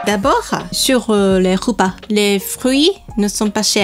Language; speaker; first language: French; non-native, learner; Japanese